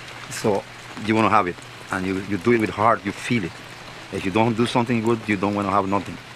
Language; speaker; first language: English; non-native, learner; Spanish